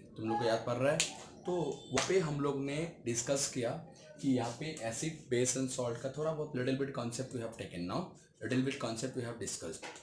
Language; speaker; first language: Hindi; non-native, local second language; Bangla